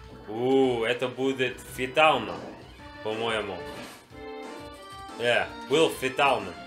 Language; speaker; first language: Russian; non-native, learner; English